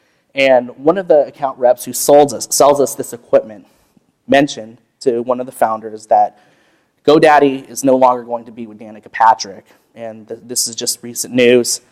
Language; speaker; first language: English; native; English